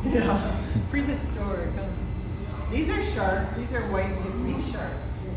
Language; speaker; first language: English; native; English